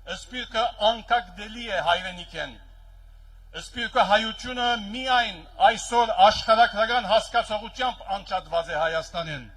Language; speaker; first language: Armenian; early bilingual, heritage; Armenian